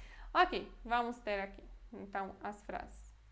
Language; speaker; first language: Portuguese; non-native, fluent; Polish